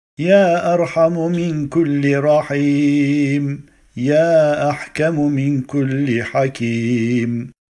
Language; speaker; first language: Arabic; non-native, fluent; Turkish